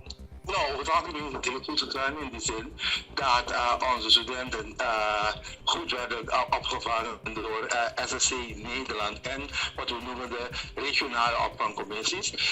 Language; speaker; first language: Dutch; non-native, local second language; Papiamento